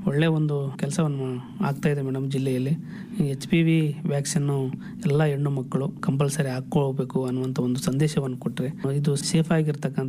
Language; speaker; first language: Kannada; native; Kannada